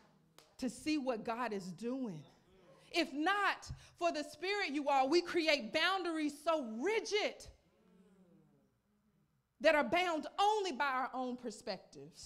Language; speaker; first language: English; native; English